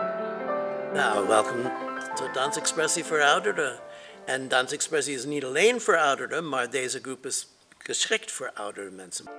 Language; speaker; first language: Dutch; non-native, fluent; English